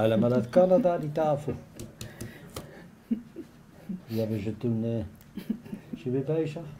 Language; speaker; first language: Dutch; native; Dutch